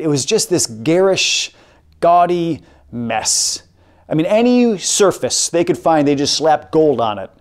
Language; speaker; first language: English; native; English